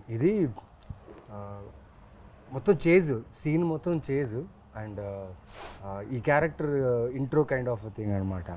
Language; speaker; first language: Telugu; native; Telugu